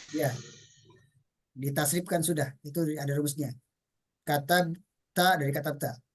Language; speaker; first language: Indonesian; native; Indonesian